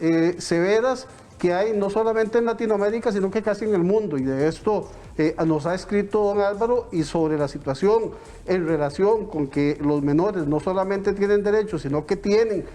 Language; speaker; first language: Spanish; native; Spanish